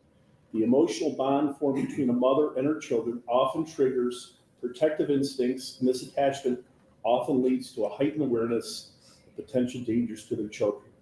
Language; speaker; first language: English; native; English